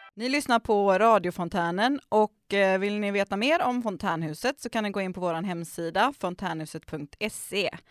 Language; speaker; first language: Swedish; native; Swedish